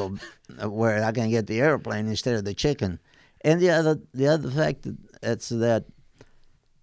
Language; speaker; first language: English; non-native, fluent; Italian